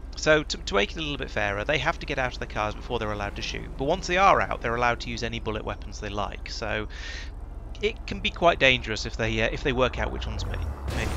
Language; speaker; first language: English; native; English